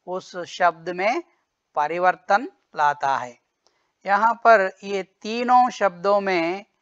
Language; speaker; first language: Hindi; non-native, local second language; Telugu